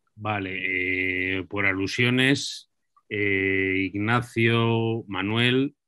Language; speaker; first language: Spanish; native; Spanish